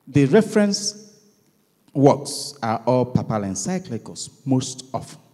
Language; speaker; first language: English; non-native, local second language; Igbo